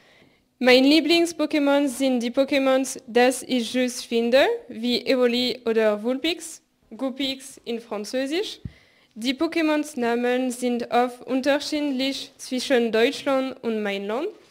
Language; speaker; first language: German; non-native, learner; French